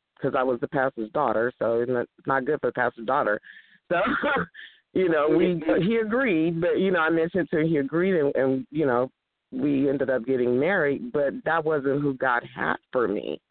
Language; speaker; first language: English; native; English